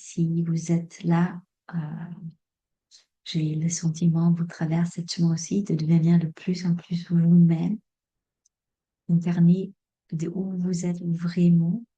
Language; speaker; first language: French; non-native, fluent; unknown